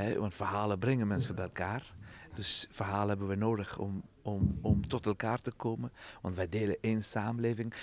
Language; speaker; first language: Dutch; non-native, fluent; Persian